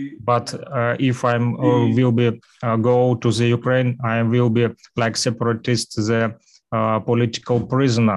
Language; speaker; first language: English; non-native, learner; Russian